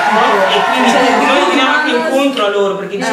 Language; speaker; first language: Italian; early bilingual, other home language; English